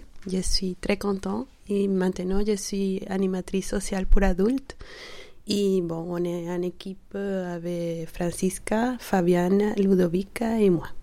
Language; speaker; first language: French; non-native, fluent; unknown